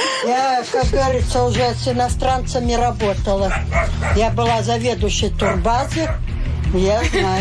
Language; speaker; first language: Russian; native; Russian